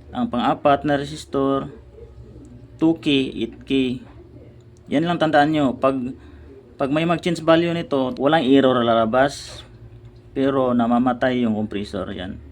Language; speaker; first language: Filipino; non-native, local second language; Cebuano